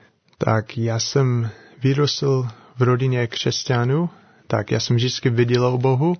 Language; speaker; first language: Czech; non-native, learner; English